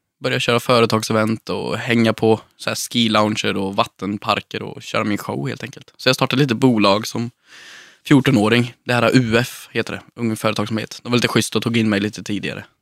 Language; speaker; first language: Swedish; native; Swedish